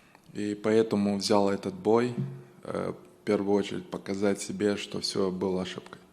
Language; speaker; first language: Russian; non-native, local second language; Romanian